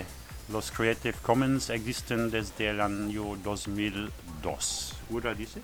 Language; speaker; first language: Spanish; non-native, learner; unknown